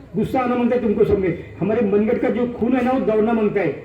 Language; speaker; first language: Hindi; non-native, local second language; Marathi